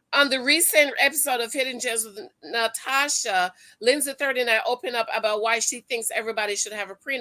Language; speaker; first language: English; native; English